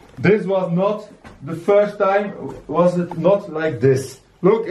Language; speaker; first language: English; non-native, learner; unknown